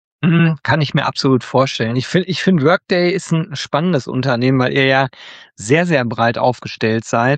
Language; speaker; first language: German; native; German